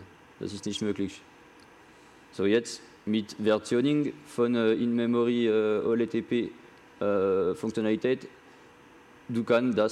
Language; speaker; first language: German; non-native, learner; French